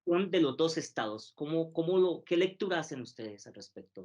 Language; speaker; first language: Spanish; native; Spanish